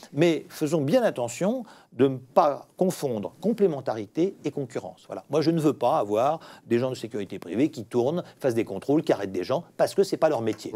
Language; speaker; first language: French; native; French